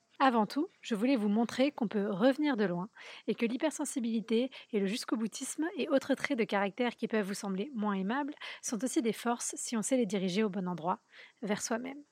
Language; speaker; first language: French; native; French